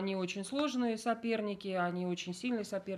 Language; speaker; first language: Russian; native; Russian